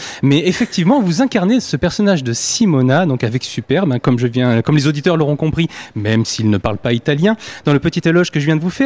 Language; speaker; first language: French; native; French